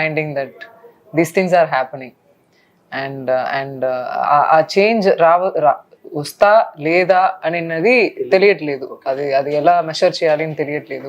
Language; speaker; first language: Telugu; non-native, local second language; Tamil